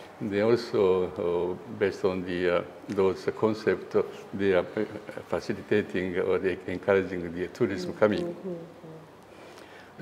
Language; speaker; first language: English; non-native, learner; Japanese